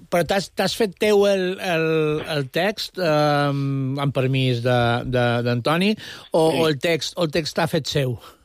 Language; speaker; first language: Catalan; native; Catalan